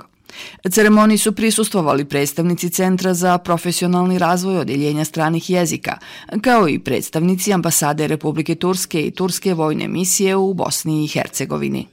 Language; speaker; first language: Serbian; native; Serbian